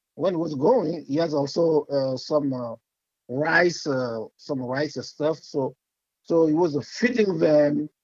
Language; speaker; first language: English; non-native, fluent; French